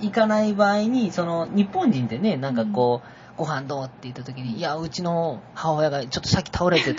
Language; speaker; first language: Japanese; native; Japanese